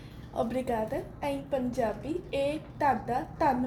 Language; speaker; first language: Portuguese; non-native, learner; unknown